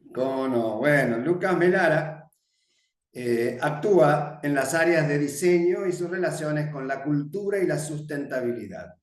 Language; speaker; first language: Spanish; native; Spanish